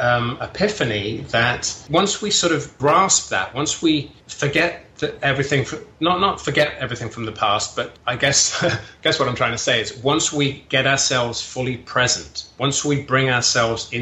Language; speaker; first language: English; native; English